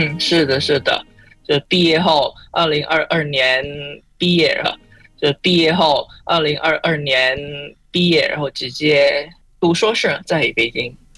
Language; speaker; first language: Chinese; non-native, fluent; Indonesian